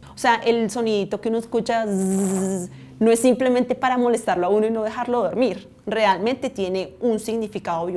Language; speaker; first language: Spanish; native; Spanish